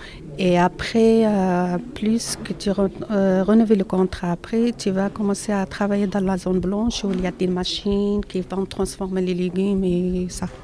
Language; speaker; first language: French; non-native, learner; Arabic